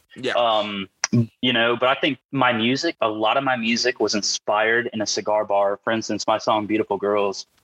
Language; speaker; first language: English; native; English